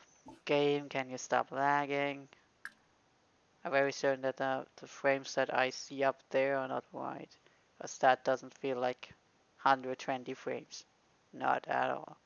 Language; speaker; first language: English; non-native, fluent; German